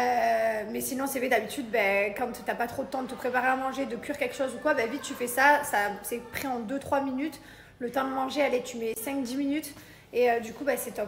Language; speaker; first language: French; native; French